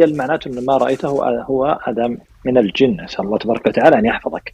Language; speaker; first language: Arabic; native; Arabic